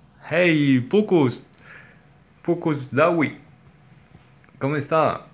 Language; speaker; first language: Spanish; non-native, learner; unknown